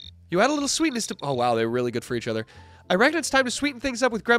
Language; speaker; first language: English; native; English